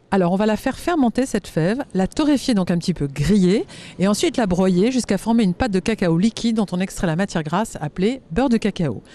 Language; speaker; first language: French; native; French